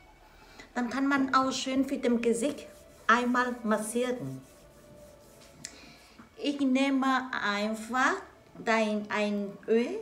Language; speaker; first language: German; non-native, learner; Vietnamese